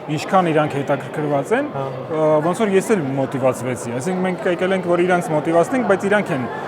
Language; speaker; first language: Armenian; early bilingual, heritage; Armenian